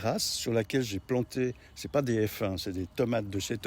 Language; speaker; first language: French; native; French